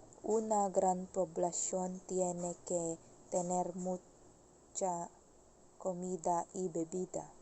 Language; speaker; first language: Spanish; non-native, learner; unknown